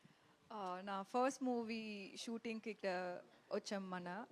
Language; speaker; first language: Telugu; non-native, learner; Tamil